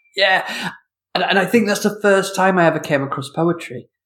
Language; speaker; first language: English; native; English